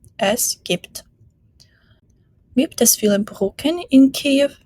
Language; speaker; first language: German; non-native, fluent; Ukrainian